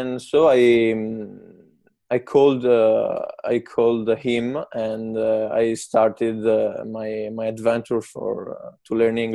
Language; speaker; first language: English; non-native, learner; Italian